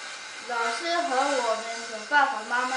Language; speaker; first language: Chinese; early bilingual, heritage; Chinese